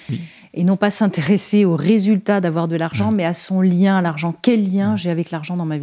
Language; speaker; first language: French; native; French